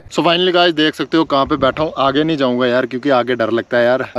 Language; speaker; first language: Hindi; native; Hindi